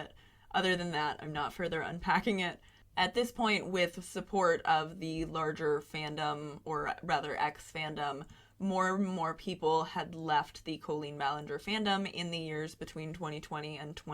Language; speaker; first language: English; native; English